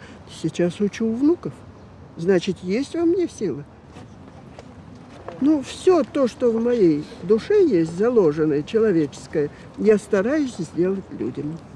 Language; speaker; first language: Russian; native; Russian